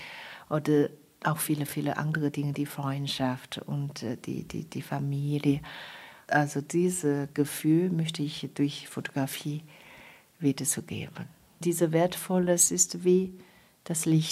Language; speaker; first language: German; non-native, fluent; Chinese